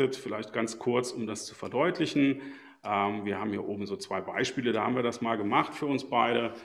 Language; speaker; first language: German; native; German